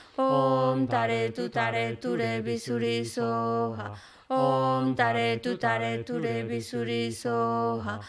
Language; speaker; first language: Spanish; native; Spanish